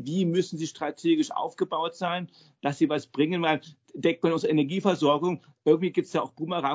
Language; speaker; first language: German; native; German